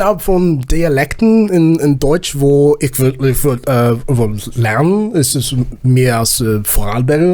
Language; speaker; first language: German; non-native, learner; Zulu